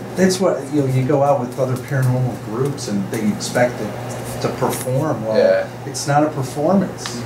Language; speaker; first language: English; native; English